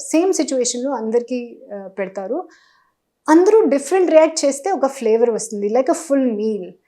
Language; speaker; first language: Telugu; non-native, local second language; Hindi